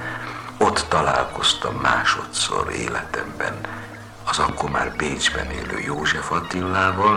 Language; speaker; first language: Hungarian; native; Hungarian